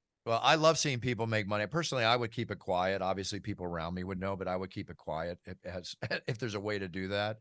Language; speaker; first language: English; native; English